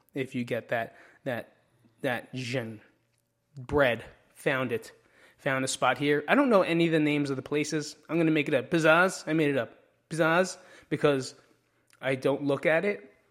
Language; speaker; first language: English; early bilingual, other home language; Filipino